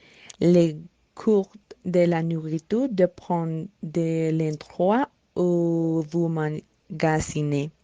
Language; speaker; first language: French; non-native, learner; Spanish